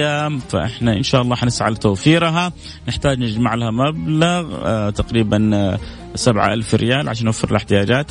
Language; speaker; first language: Arabic; native; Arabic